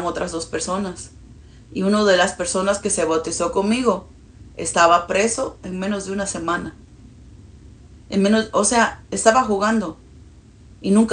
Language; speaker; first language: Spanish; early bilingual, heritage; Spanish